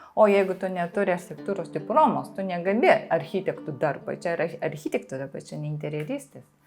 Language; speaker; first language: Lithuanian; non-native, fluent; Japanese